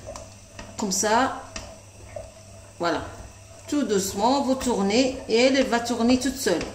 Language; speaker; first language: French; non-native, local second language; Arabic